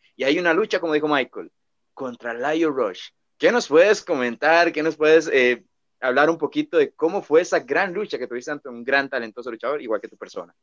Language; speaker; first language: Spanish; native; Spanish